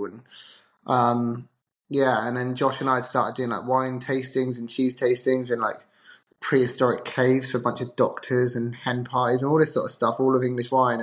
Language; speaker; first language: English; native; English